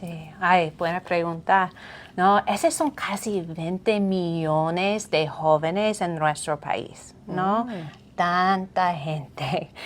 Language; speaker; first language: Spanish; non-native, fluent; English